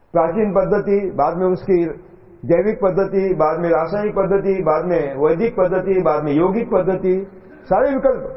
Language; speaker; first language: Hindi; non-native, local second language; Marathi